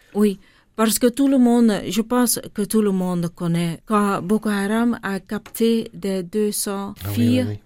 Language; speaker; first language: French; non-native, learner; Dutch